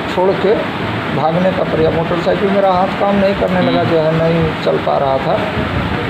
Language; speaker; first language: Hindi; native; Hindi